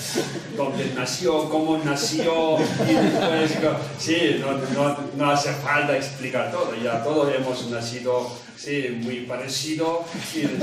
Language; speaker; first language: Spanish; non-native, learner; Tibetan